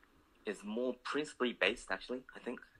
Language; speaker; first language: English; non-native, fluent; Japanese